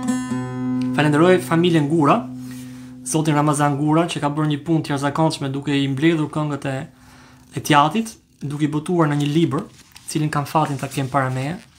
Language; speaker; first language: Albanian; native; Albanian